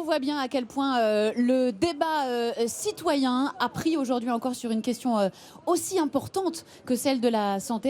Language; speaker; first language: French; native; French